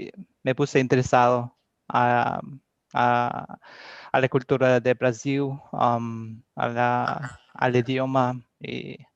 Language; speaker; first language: Spanish; non-native, learner; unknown